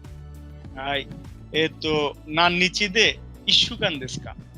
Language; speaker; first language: Japanese; non-native, fluent; Bangla